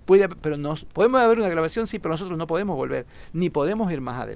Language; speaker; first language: Spanish; native; Spanish